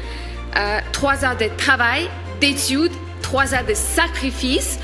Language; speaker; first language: French; non-native, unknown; Ukrainian